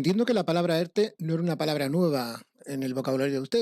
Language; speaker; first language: Spanish; native; Spanish